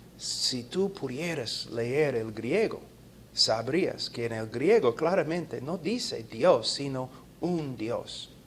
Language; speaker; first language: Spanish; non-native, fluent; English